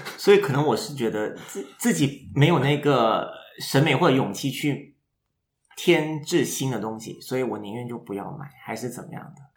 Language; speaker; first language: Chinese; native; Chinese